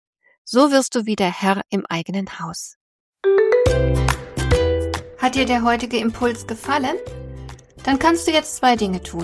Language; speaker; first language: German; native; German